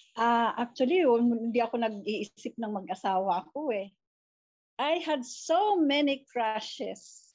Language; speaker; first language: Filipino; non-native, local second language; Cebuano